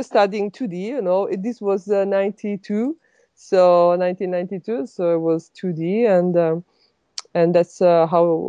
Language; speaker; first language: English; non-native, fluent; Italian